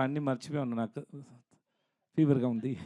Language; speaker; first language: Telugu; non-native, learner; Tamil